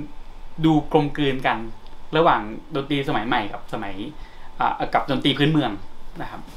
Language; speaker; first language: Thai; native; Thai